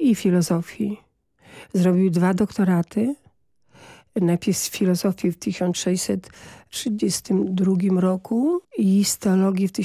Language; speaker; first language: Polish; native; Polish